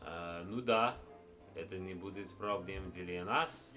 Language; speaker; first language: Russian; non-native, learner; English